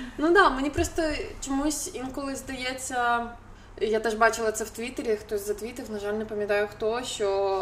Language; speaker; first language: Ukrainian; non-native, local second language; Russian